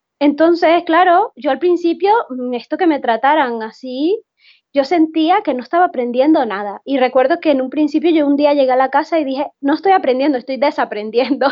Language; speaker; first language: Spanish; native; Spanish